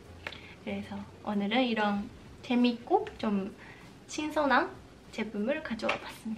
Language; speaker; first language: Korean; non-native, fluent; Japanese